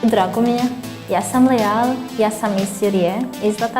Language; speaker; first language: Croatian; non-native, learner; Arabic